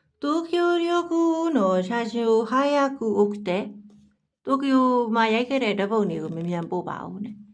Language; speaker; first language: Japanese; non-native, fluent; Burmese